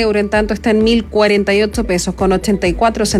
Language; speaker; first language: Spanish; native; Spanish